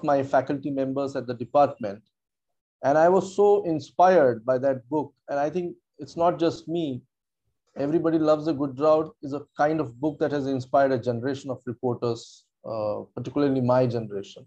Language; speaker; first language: English; non-native, local second language; Marathi